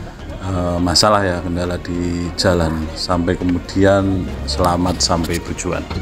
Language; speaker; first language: Indonesian; native; Indonesian